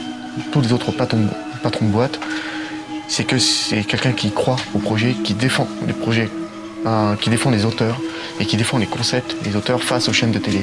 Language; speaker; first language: French; native; French